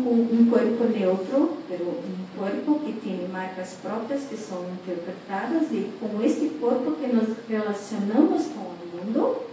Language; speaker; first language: Spanish; non-native, fluent; Portuguese